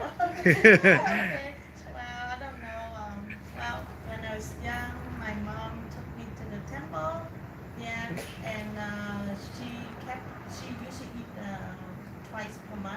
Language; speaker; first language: English; non-native, learner; Vietnamese